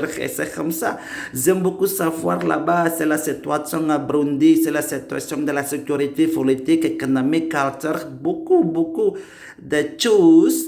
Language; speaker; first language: French; non-native, learner; Indonesian